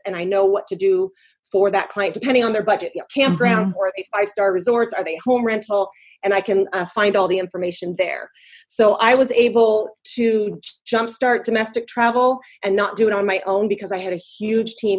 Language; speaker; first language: English; native; English